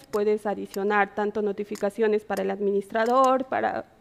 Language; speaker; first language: Spanish; native; Spanish